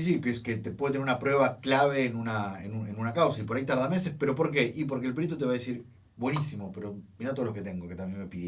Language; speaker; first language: Spanish; native; Spanish